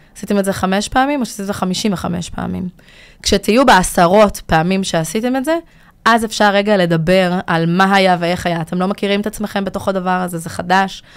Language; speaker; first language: Hebrew; early bilingual, other home language; Russian